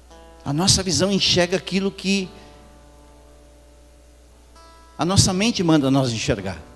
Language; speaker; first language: Portuguese; native; Portuguese